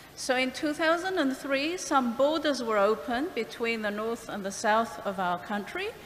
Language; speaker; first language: English; non-native, fluent; Greek